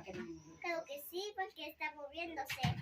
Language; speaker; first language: Spanish; native; Spanish